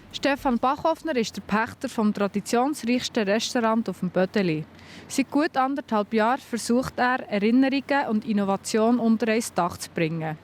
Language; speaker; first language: German; native; German